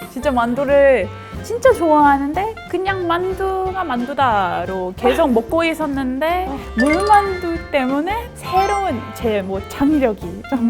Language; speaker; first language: Korean; non-native, fluent; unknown